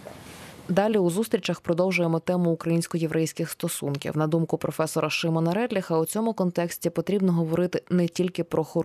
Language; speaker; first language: Ukrainian; native; Ukrainian